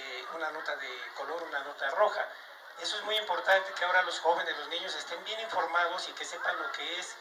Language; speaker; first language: Spanish; native; Spanish